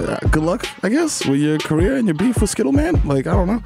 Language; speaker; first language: English; early bilingual, other home language; Spanish